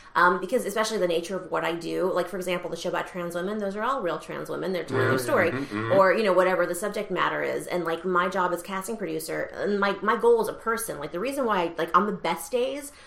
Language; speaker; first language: English; native; English